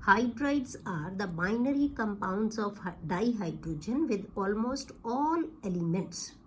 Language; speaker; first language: English; non-native, local second language; Punjabi